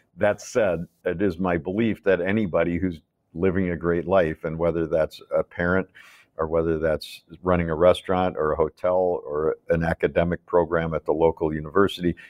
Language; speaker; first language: English; native; English